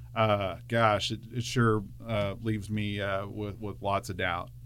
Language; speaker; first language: English; native; English